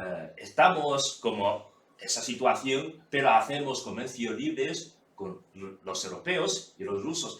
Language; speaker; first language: Spanish; non-native, fluent; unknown